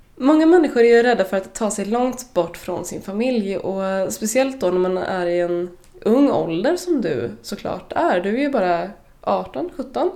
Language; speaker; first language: Swedish; native; Swedish